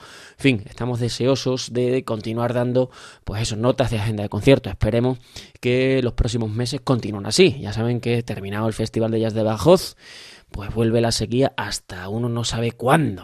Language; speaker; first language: Spanish; native; Spanish